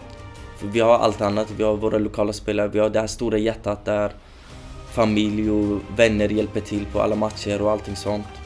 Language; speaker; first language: Swedish; early bilingual, other home language; Kurdish